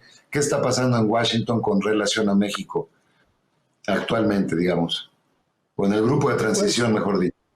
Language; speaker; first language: Spanish; native; Spanish